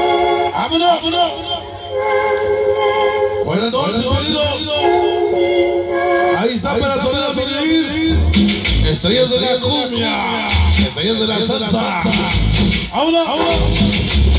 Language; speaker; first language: Spanish; native; Spanish